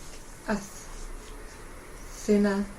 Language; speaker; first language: Icelandic; non-native, learner; English